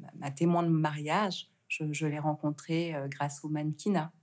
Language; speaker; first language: French; native; French